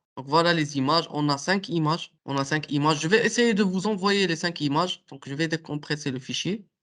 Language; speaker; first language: French; non-native, local second language; Arabic